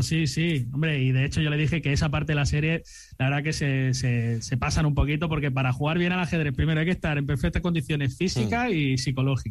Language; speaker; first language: Spanish; native; Spanish